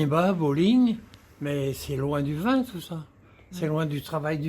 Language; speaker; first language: French; native; French